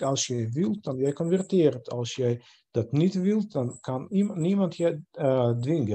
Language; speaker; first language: Dutch; non-native, fluent; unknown